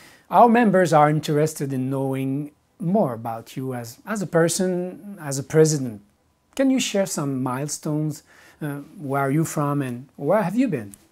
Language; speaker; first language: English; non-native, fluent; French